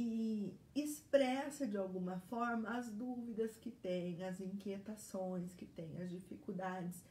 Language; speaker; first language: Portuguese; native; Portuguese